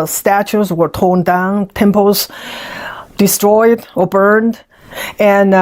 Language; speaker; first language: English; non-native, fluent; Chinese